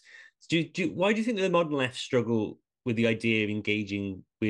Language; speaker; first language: English; native; English